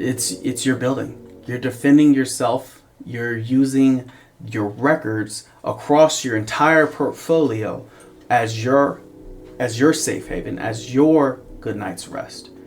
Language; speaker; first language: English; native; English